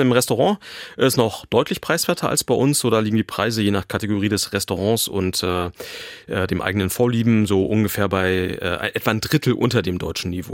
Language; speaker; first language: German; native; German